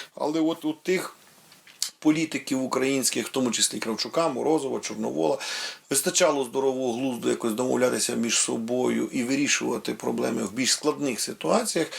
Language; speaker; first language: Ukrainian; native; Ukrainian